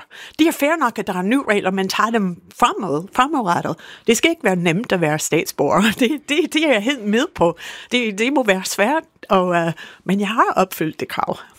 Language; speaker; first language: Danish; non-native, fluent; English